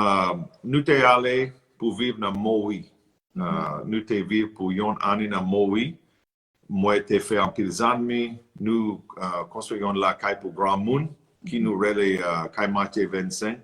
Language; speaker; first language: Haitian Creole; non-native, learner; English